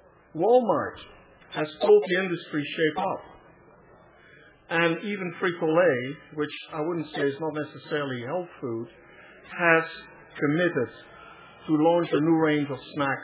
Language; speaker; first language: English; non-native, fluent; Dutch